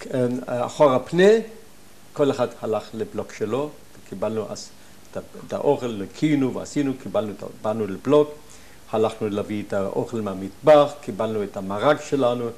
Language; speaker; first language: Hebrew; non-native, fluent; German